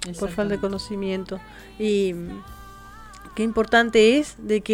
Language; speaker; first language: Spanish; native; Spanish